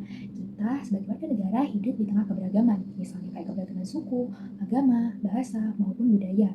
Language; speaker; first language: Indonesian; native; Indonesian